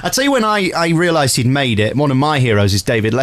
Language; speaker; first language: English; native; English